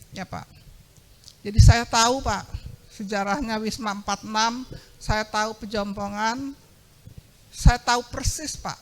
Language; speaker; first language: Indonesian; non-native, local second language; Sundanese